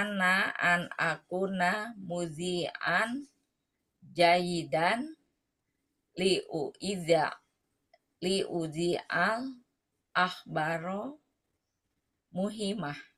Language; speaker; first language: Arabic; non-native, learner; Indonesian